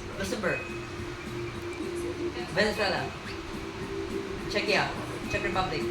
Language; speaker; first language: English; non-native, local second language; Filipino